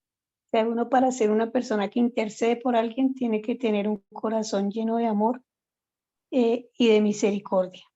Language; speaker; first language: Spanish; native; Spanish